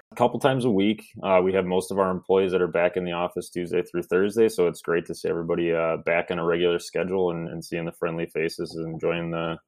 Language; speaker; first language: English; native; English